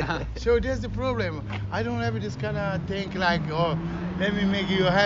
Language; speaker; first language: English; non-native, learner; Kabuverdianu